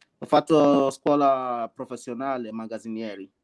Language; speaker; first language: Italian; non-native, learner; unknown